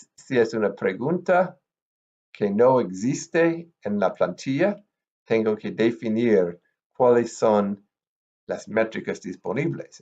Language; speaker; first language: Spanish; non-native, fluent; English